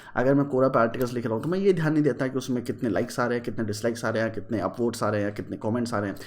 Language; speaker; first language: Hindi; native; Hindi